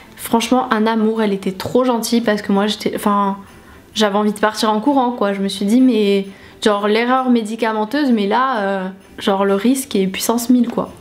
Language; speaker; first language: French; native; French